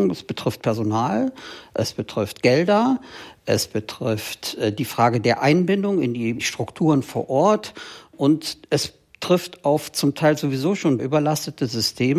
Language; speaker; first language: German; native; German